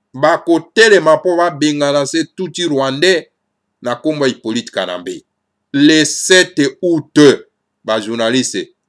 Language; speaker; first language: Lingala; native; Lingala